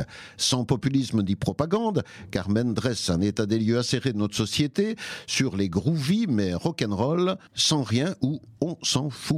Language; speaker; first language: French; native; French